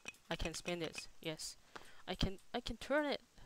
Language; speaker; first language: English; non-native, local second language; Cantonese